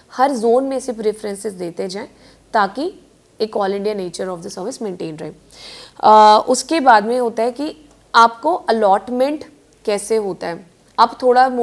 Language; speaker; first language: Hindi; native; Hindi